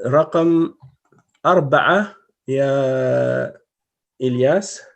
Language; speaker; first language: Arabic; non-native, fluent; French